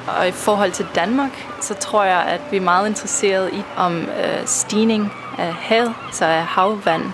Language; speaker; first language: Danish; non-native, fluent; Italian